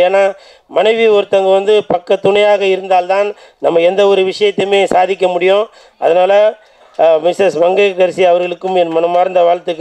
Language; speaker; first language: Tamil; native; Tamil